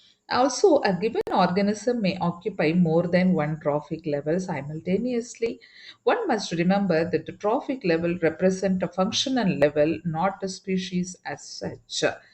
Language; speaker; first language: English; non-native, local second language; Tamil